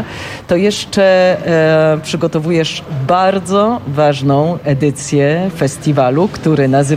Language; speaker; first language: Polish; native; Polish